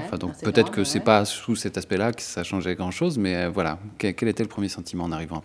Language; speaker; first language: French; native; French